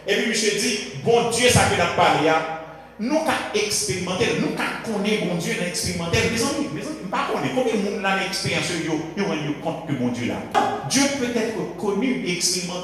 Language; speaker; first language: French; non-native, local second language; Haitian Creole